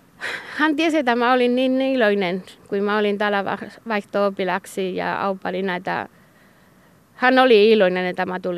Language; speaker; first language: Finnish; non-native, learner; Basque